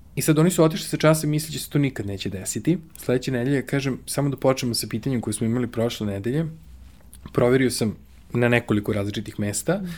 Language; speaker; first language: Serbian; native; Serbian